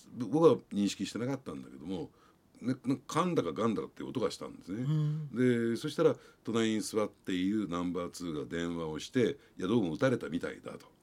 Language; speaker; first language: Japanese; native; Japanese